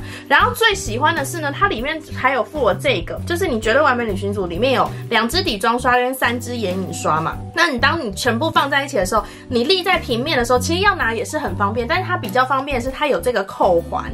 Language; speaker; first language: Chinese; native; Chinese